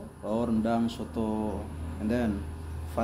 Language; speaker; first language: English; non-native, learner; Indonesian